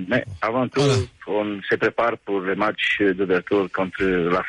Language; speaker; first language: French; non-native, fluent; Romanian